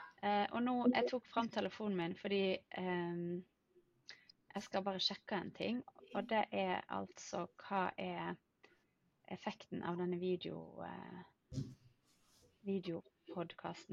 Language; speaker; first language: Norwegian; native; Norwegian